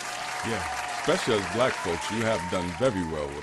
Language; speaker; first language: English; native; English